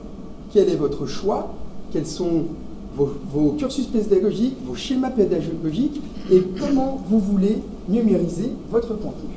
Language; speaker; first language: French; native; French